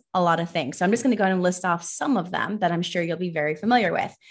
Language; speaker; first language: English; early bilingual, other home language; Persian